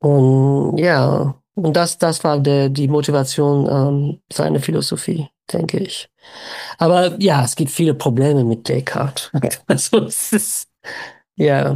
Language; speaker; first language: German; non-native, fluent; English